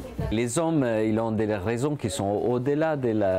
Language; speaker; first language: French; non-native, fluent; Italian